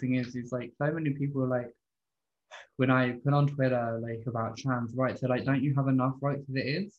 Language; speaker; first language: English; native; English